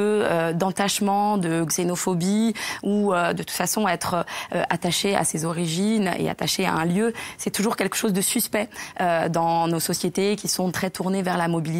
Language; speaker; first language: French; native; French